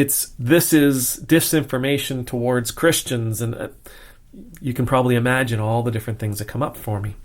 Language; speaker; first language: English; native; English